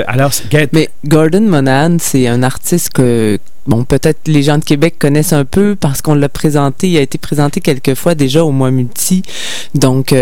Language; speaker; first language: French; native; French